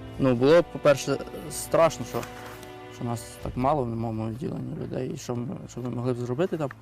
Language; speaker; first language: Ukrainian; native; Ukrainian